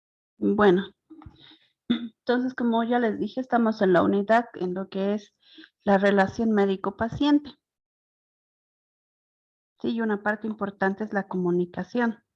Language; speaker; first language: Spanish; native; Spanish